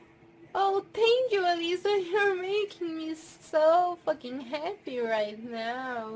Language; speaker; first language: English; non-native, fluent; Portuguese